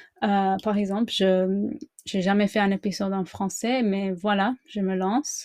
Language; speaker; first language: French; non-native, fluent; English